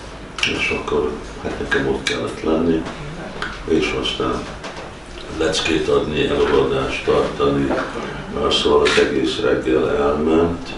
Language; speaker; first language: Hungarian; early bilingual, heritage; Hungarian